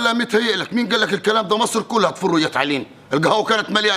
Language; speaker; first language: Arabic; native; Arabic